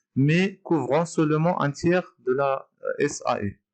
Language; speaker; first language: French; non-native, local second language; Arabic